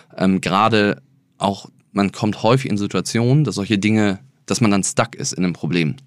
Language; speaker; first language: German; native; German